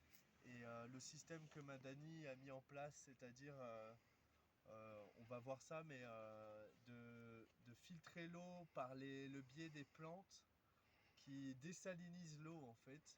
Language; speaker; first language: French; native; French